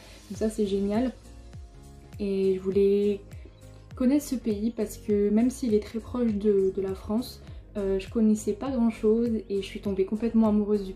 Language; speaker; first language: French; native; French